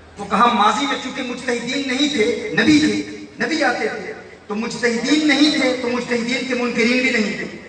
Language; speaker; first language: Urdu; early bilingual, heritage; Urdu